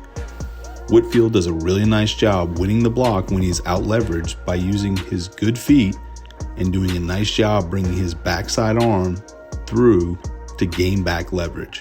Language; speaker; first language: English; native; English